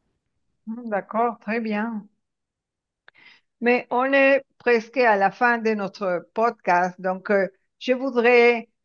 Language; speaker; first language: French; non-native, fluent; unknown